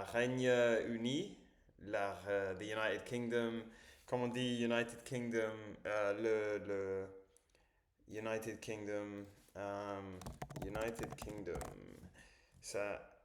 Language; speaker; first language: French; non-native, learner; English